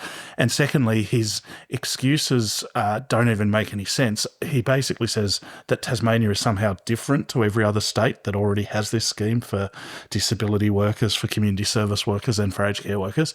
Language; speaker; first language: English; native; English